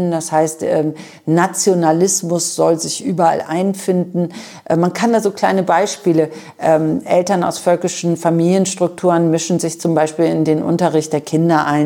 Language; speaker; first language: German; native; German